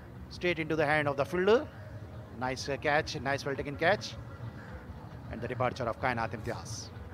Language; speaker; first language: English; non-native, local second language; Urdu